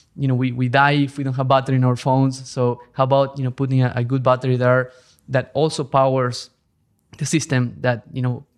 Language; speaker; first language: English; non-native, fluent; Spanish